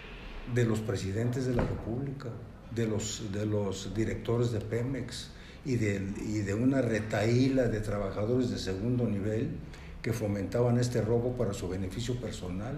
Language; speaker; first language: Spanish; native; Spanish